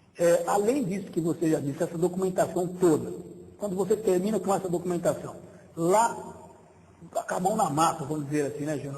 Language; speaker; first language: Portuguese; native; Portuguese